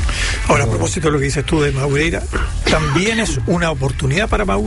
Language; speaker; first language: Spanish; native; Spanish